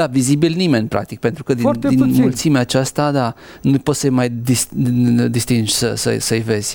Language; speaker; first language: Romanian; native; Romanian